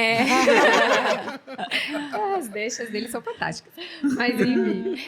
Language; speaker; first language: Portuguese; native; Portuguese